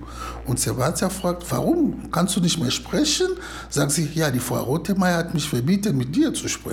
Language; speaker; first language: German; non-native, learner; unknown